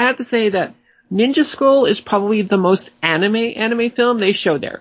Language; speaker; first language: English; native; English